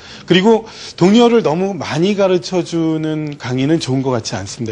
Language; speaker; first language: Korean; native; Korean